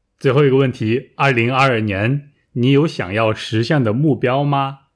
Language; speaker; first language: Chinese; native; Chinese